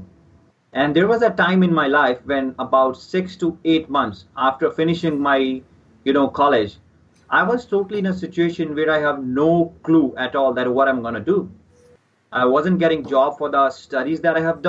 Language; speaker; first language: English; non-native, local second language; Punjabi